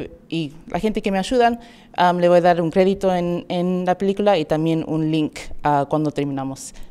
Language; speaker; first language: Spanish; early bilingual, heritage; Spanish